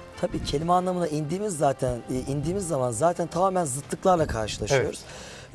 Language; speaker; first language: Turkish; native; Turkish